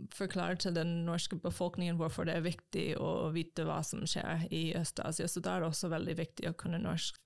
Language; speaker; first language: Norwegian; non-native, fluent; English